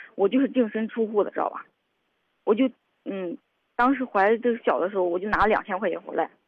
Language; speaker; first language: Chinese; native; Chinese